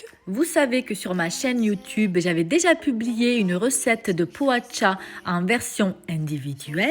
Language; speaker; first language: French; native; French